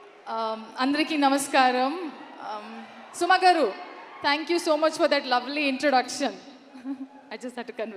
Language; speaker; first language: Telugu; non-native, learner; Kannada